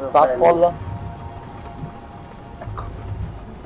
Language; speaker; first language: Italian; native; Italian